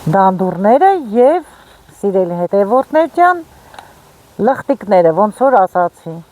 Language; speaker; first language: Armenian; native; Armenian